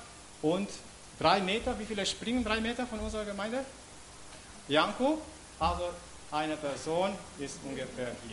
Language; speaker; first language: German; non-native, fluent; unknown